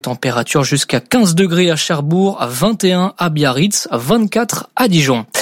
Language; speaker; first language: French; native; French